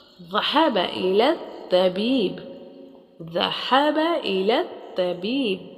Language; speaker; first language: Arabic; non-native, fluent; Urdu